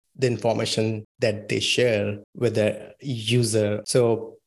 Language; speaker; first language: English; non-native, local second language; Hindi